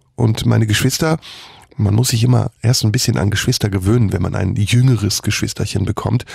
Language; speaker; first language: German; early bilingual, other home language; Turkish